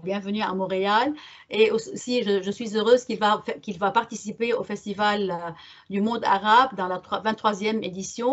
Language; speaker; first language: French; non-native, local second language; Arabic